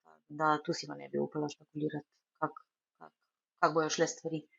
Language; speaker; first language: Slovenian; native; Slovenian